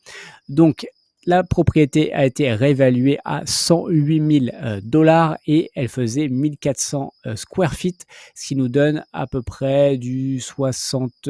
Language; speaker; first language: French; native; French